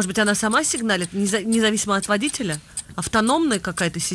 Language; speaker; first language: Russian; native; Russian